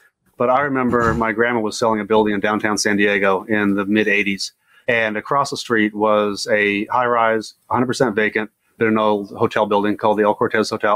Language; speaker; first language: English; native; English